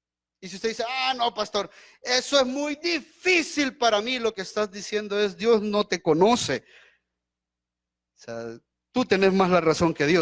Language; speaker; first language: Spanish; native; Spanish